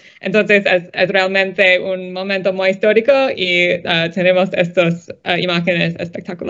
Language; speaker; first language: Spanish; non-native, fluent; English